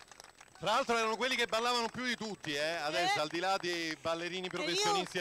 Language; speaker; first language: Italian; native; Italian